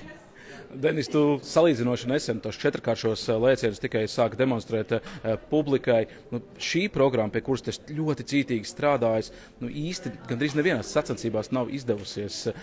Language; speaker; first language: Latvian; native; Latvian